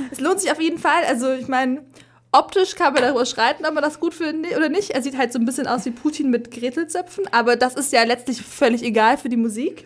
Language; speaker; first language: German; early bilingual, other home language; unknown